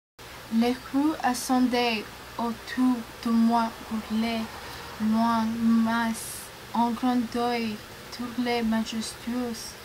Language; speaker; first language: French; non-native, learner; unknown